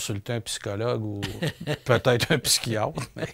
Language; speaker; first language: French; native; French